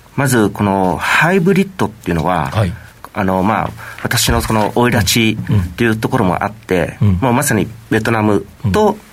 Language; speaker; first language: Japanese; non-native, fluent; Vietnamese